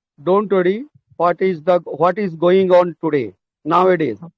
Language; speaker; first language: English; non-native, learner; Hindi